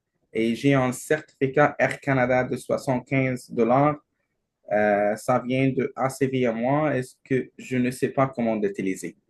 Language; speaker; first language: French; non-native, learner; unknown